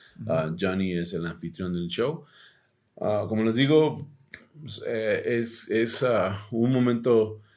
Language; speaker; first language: Spanish; early bilingual, heritage; Spanish